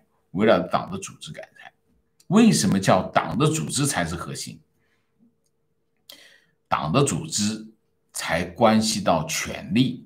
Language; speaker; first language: Chinese; native; Chinese